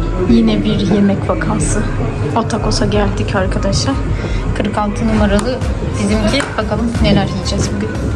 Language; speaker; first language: Turkish; non-native, learner; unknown